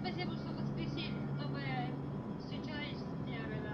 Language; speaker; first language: Russian; native; Russian